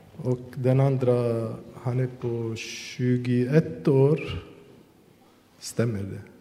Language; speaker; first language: Swedish; non-native, fluent; Arabic